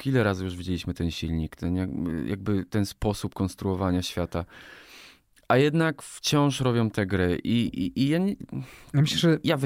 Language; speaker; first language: Polish; native; Polish